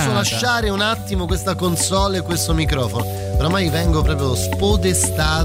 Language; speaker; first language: Italian; native; Italian